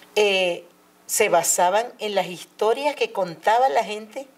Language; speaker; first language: Spanish; native; Spanish